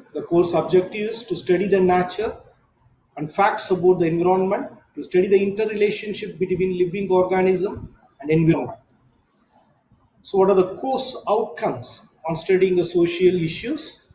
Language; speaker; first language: English; non-native, local second language; Tamil